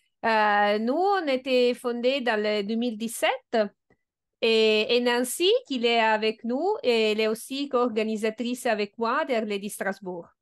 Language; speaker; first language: French; non-native, fluent; Italian